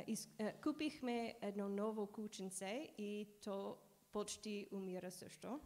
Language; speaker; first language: Bulgarian; non-native, learner; English